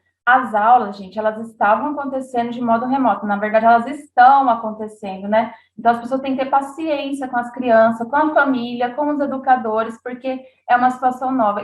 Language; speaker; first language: Portuguese; native; Portuguese